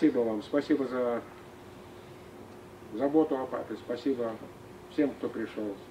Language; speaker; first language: Russian; native; Russian